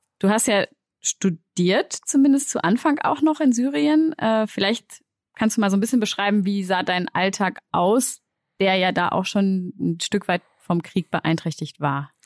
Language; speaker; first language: German; native; German